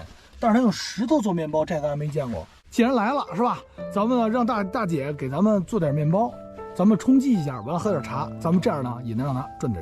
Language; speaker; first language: Chinese; native; Chinese